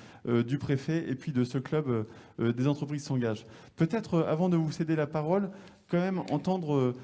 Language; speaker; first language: French; native; French